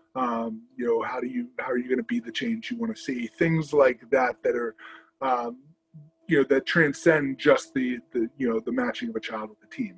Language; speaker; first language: English; native; English